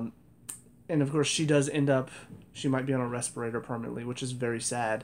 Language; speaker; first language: English; native; English